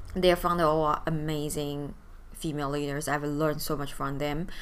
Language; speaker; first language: English; non-native, fluent; Chinese